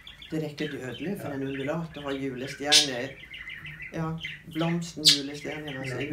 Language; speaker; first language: Norwegian; native; Norwegian